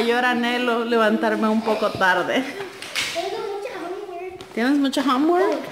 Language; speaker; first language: Spanish; native; Spanish